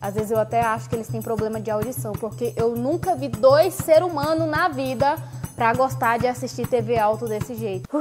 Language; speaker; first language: Portuguese; native; Portuguese